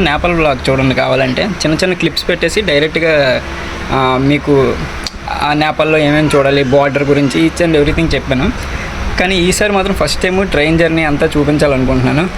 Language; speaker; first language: Telugu; native; Telugu